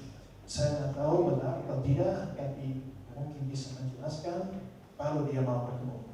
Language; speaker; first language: Indonesian; non-native, fluent; Dutch